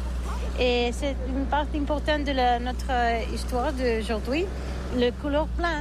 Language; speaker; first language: French; non-native, learner; Catalan